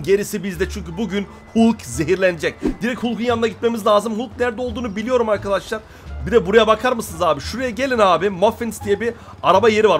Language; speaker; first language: Turkish; native; Turkish